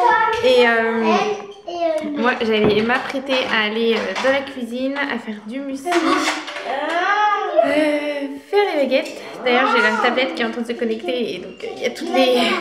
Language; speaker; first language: French; native; French